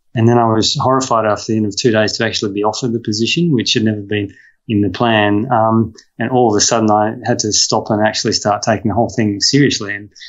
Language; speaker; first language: English; native; English